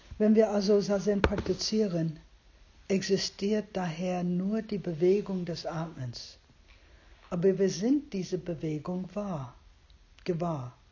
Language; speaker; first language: German; non-native, fluent; English